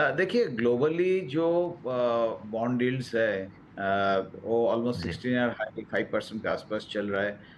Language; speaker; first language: Hindi; non-native, local second language; Bangla